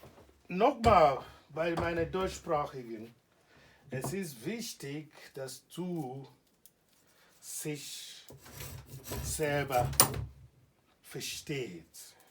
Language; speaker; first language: German; non-native, learner; Igbo